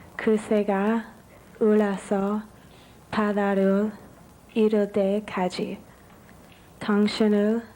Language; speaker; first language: Korean; non-native, learner; English